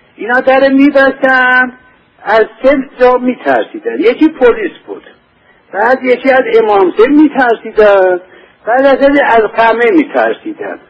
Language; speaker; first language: Persian; non-native, local second language; Azerbaijani